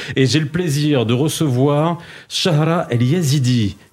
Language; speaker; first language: French; native; French